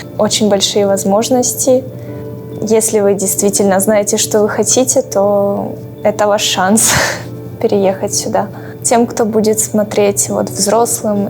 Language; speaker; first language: Russian; native; Russian